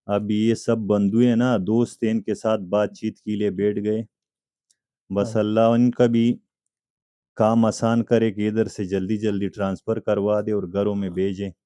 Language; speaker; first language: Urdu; non-native, learner; Bangla